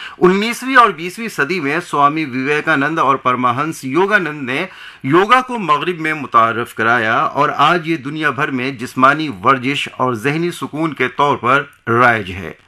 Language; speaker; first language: Urdu; native; Urdu